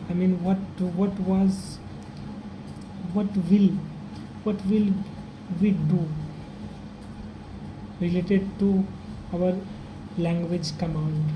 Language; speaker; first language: English; non-native, learner; Hindi